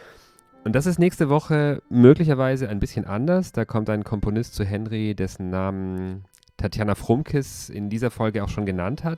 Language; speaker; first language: German; native; German